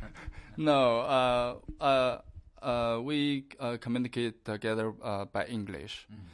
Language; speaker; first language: English; non-native, learner; Chinese